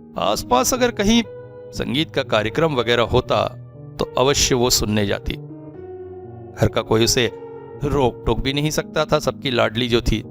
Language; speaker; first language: Hindi; native; Hindi